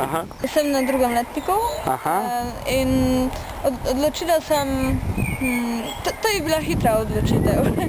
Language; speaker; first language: Slovenian; non-native, learner; Polish